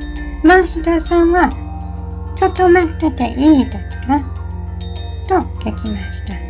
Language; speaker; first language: Japanese; non-native, learner; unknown